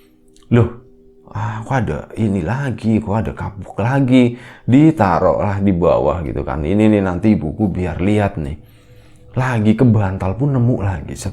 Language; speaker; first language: Indonesian; native; Indonesian